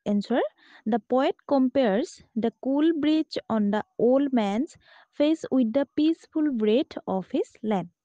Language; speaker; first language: English; non-native, local second language; Assamese